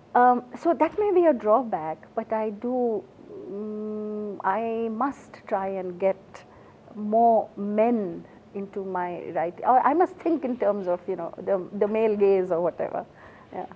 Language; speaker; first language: English; non-native, local second language; Assamese